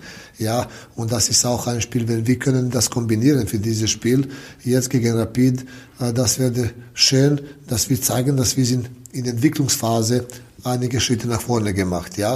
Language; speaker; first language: German; non-native, learner; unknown